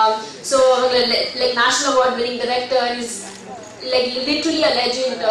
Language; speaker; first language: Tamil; non-native, learner; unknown